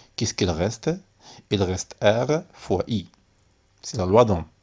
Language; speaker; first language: French; non-native, local second language; Arabic